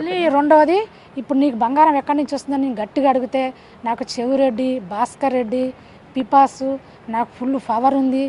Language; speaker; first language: Telugu; native; Telugu